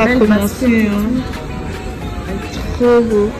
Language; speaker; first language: French; native; French